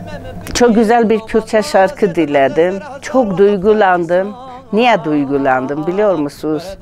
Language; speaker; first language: Turkish; non-native, learner; Armenian